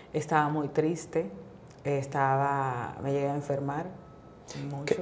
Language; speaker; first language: Spanish; native; Spanish